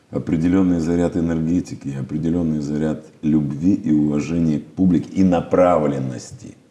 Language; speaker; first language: Russian; native; Russian